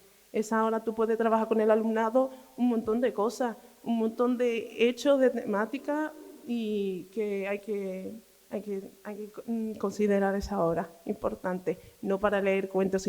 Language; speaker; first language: Spanish; early bilingual, other home language; Arabic